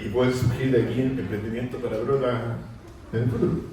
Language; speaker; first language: Spanish; native; Spanish